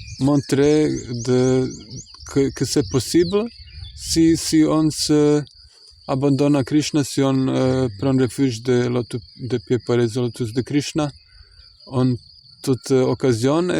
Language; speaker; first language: French; non-native, fluent; Croatian